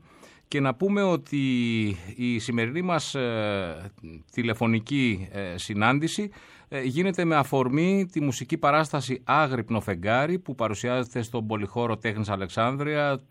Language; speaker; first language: Greek; native; Greek